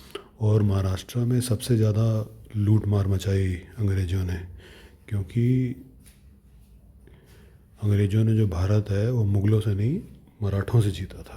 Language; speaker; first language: Hindi; native; Hindi